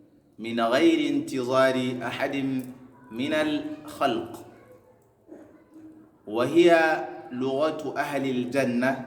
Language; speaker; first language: Arabic; non-native, fluent; Hausa